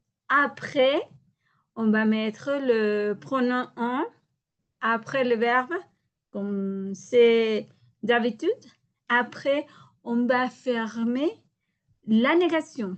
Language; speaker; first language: French; non-native, learner; Spanish